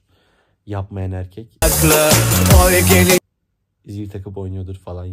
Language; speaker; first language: Turkish; native; Turkish